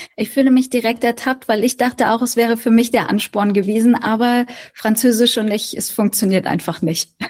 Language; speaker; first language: German; native; German